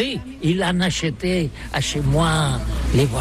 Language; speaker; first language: French; non-native, learner; Catalan